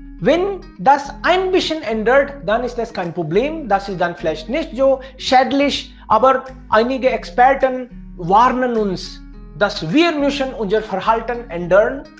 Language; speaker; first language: German; non-native, fluent; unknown